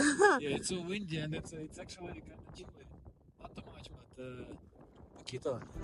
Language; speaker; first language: English; non-native, fluent; Russian